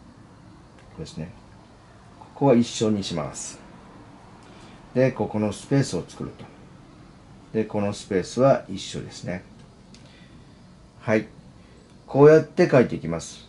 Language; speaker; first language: Japanese; native; Japanese